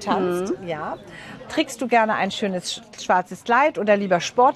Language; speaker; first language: German; native; German